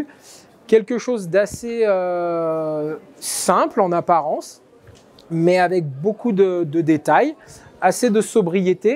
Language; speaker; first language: French; native; French